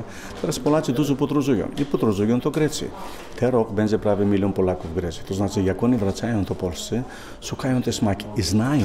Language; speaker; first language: Polish; non-native, fluent; Greek